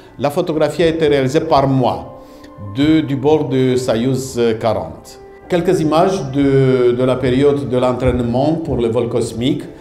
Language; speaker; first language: French; non-native, fluent; Romanian